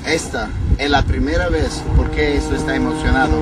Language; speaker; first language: Spanish; non-native, learner; Italian